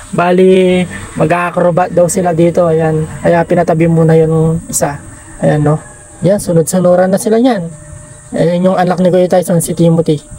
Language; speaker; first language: Filipino; non-native, local second language; Pampanga